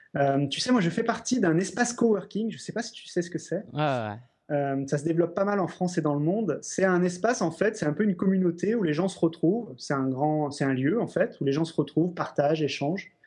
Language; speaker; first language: French; native; French